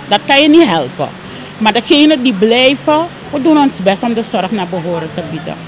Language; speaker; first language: Dutch; native; Dutch